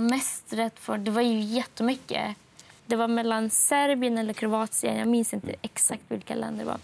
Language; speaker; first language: Swedish; non-native, fluent; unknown